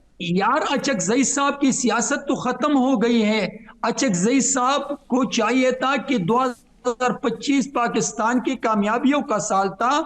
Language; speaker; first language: Urdu; non-native, local second language; Pashto